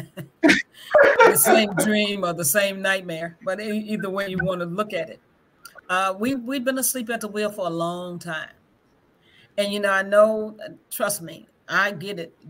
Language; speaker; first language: English; native; English